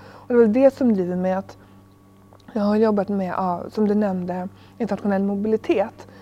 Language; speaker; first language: Swedish; early bilingual, other home language; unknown